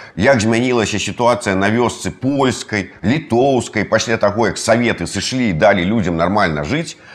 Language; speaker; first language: Belarusian; native; Belarusian